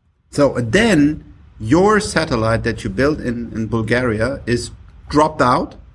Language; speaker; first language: English; non-native, fluent; German